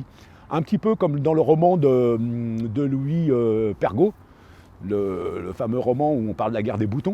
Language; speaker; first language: French; native; French